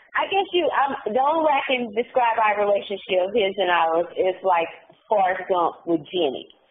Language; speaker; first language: English; native; English